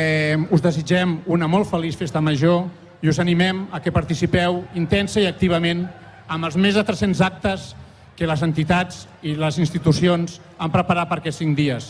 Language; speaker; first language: Catalan; native; Catalan